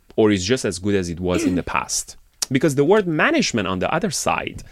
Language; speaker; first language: English; non-native, fluent; Persian